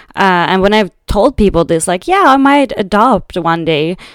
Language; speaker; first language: English; non-native, fluent; Swedish